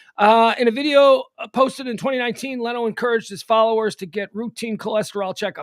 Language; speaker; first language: English; native; English